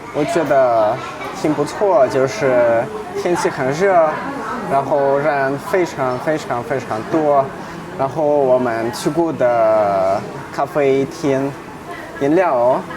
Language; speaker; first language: Chinese; non-native, learner; Russian